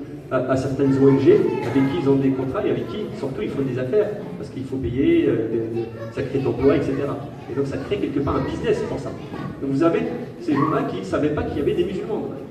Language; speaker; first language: French; native; French